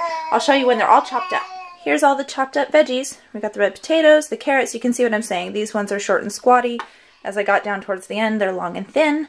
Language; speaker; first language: English; native; English